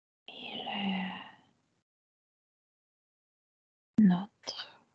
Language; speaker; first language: French; non-native, fluent; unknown